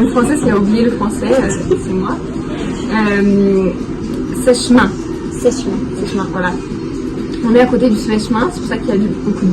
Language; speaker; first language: French; early bilingual, heritage; French